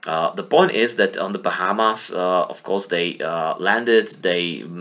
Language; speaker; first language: English; non-native, fluent; Slovak